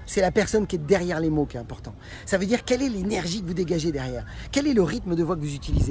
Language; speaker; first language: French; native; French